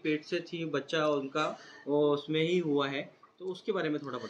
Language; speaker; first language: Hindi; native; Hindi